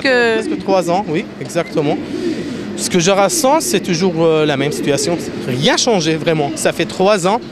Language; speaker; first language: French; non-native, fluent; Arabic